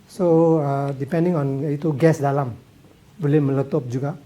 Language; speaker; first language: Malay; non-native, local second language; Cantonese